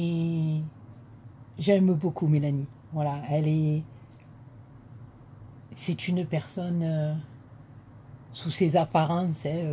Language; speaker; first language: French; native; French